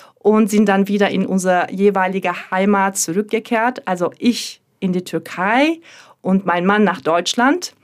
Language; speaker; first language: German; non-native, fluent; Turkish